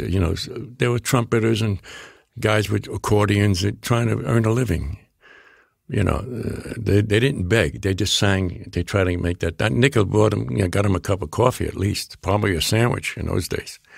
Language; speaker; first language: English; native; English